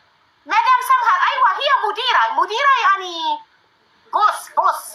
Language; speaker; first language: Arabic; non-native, learner; Amharic